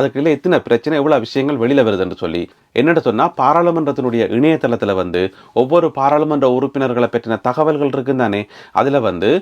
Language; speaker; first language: Tamil; native; Tamil